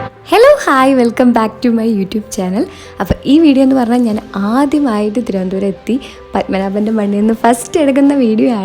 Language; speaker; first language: Malayalam; native; Malayalam